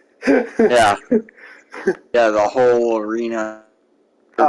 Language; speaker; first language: English; native; English